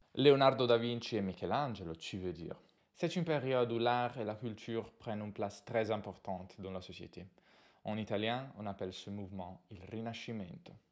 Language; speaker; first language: French; non-native, fluent; Italian